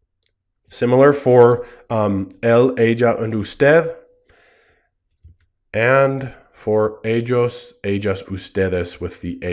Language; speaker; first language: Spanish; non-native, fluent; English